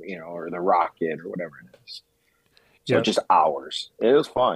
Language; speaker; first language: English; native; English